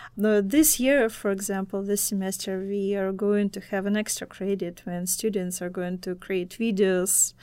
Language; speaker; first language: English; non-native, fluent; Russian